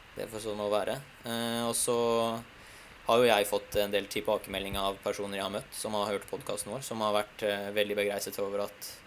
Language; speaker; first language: Norwegian; non-native, fluent; Hungarian